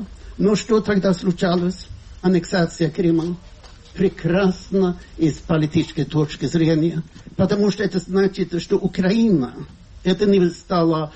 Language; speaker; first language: Russian; non-native, fluent; Swedish